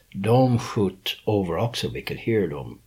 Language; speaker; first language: Swedish; early bilingual, heritage; English